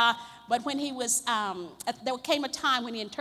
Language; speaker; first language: English; native; English